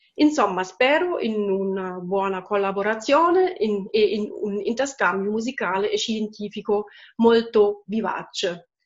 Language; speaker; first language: Italian; non-native, fluent; German